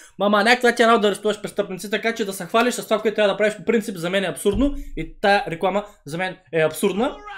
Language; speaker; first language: Bulgarian; early bilingual, other home language; Vietnamese